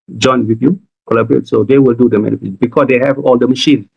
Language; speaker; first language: English; non-native, local second language; Malay